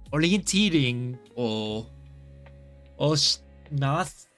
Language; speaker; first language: Japanese; non-native, learner; English